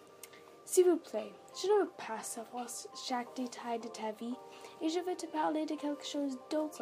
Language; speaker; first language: French; non-native, learner; English